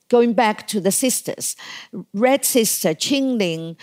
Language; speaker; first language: English; non-native, fluent; Chinese